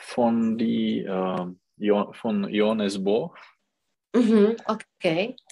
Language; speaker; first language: German; non-native, learner; Czech